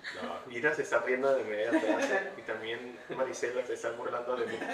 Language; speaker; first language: Spanish; early bilingual, heritage; Spanish